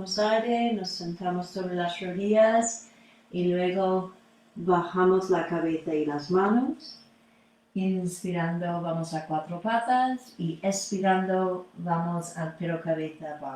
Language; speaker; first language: Spanish; non-native, fluent; English